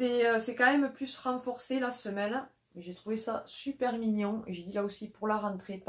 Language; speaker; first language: French; native; French